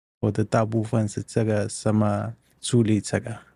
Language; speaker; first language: Chinese; non-native, learner; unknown